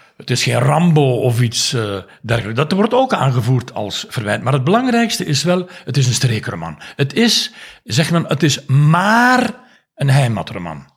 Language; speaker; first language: Dutch; native; Dutch